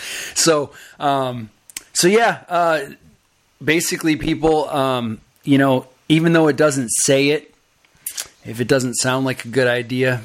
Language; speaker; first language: English; native; English